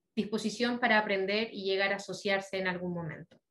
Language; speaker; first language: Spanish; native; Spanish